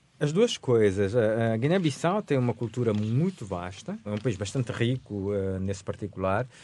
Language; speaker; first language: Portuguese; non-native, local second language; Upper Guinea Crioulo